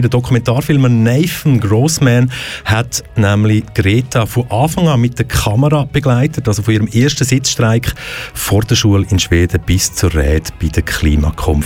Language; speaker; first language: German; native; German